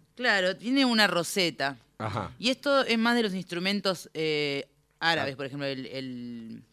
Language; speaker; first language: Spanish; native; Spanish